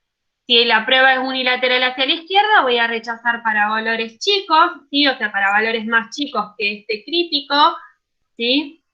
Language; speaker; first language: Spanish; native; Spanish